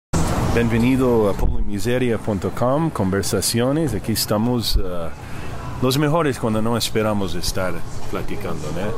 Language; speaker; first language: Spanish; early bilingual, heritage; Spanish